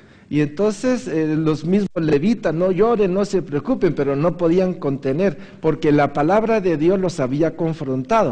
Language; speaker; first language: Spanish; native; Spanish